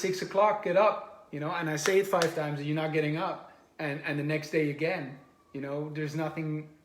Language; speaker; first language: English; non-native, fluent; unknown